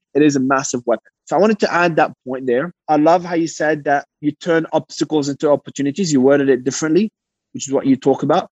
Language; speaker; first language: English; early bilingual, other home language; Arabic